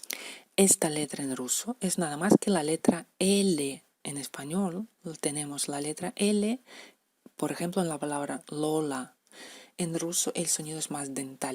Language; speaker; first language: Spanish; non-native, fluent; Russian